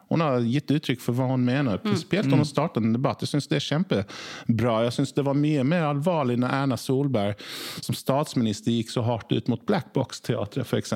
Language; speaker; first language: Norwegian; early bilingual, other home language; Swedish